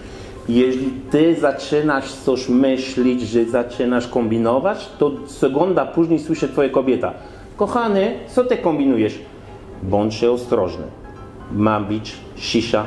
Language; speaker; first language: Polish; non-native, learner; French